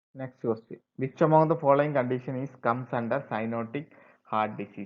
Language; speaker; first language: English; non-native, local second language; Malayalam